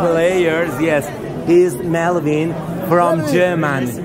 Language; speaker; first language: English; non-native, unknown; Persian